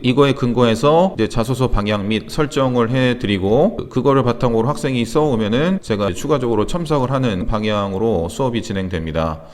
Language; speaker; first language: Korean; native; Korean